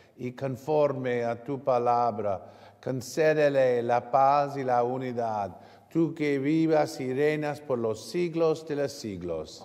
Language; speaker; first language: Spanish; non-native, learner; English